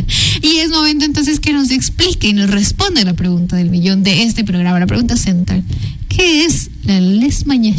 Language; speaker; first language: Spanish; native; Spanish